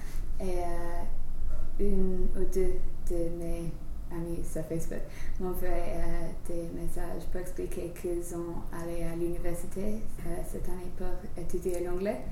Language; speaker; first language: French; non-native, learner; English